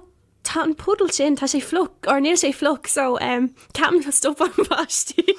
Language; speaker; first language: Irish; non-native, local second language; English